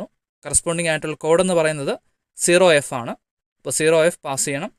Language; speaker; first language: Malayalam; native; Malayalam